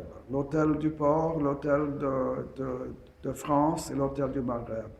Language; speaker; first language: French; non-native, fluent; English